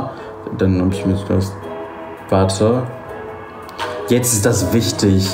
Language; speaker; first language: German; non-native, fluent; Polish